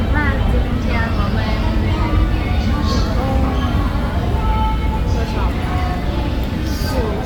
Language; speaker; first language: Chinese; non-native, learner; Mongolian